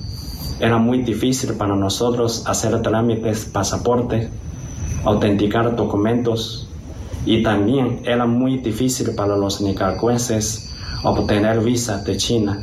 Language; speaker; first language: Spanish; non-native, fluent; Chinese